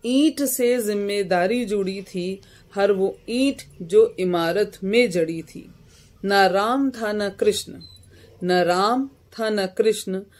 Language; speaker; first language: Hindi; native; Hindi